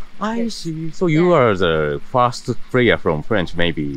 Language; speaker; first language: English; non-native, learner; Japanese